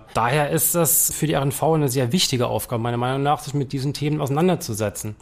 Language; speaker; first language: German; native; German